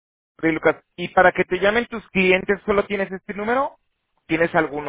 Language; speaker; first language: Spanish; native; Spanish